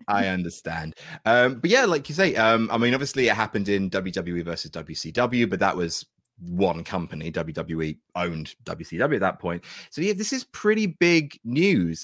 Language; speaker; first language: English; native; English